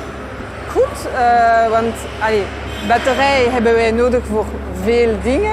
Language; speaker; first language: Dutch; non-native, local second language; French